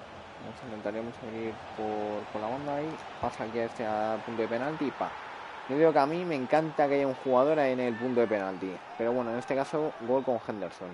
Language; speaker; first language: Spanish; native; Spanish